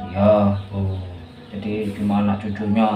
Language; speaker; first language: Indonesian; non-native, local second language; Javanese